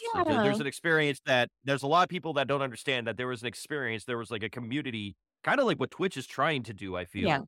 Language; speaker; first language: English; native; English